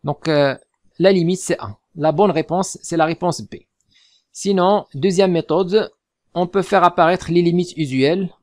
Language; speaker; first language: French; non-native, local second language; Arabic